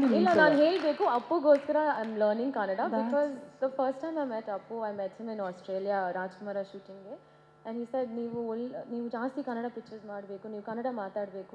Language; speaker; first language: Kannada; non-native, learner; Tamil